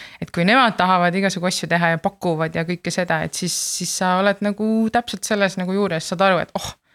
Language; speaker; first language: Estonian; native; Estonian